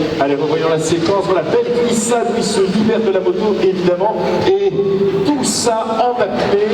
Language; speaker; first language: French; native; French